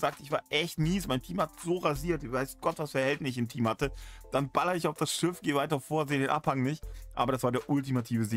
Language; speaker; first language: German; native; German